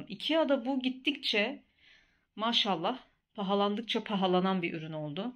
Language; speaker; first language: Turkish; native; Turkish